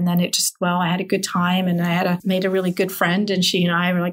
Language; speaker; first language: English; native; English